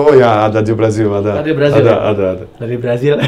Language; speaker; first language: Indonesian; non-native, fluent; Portuguese